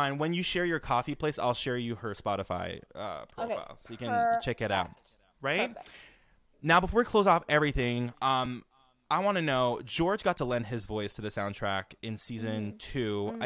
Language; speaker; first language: English; non-native, fluent; French